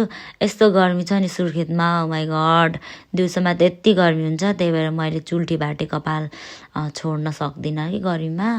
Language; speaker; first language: Nepali; native; Nepali